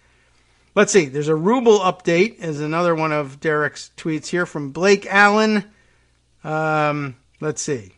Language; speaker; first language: English; native; English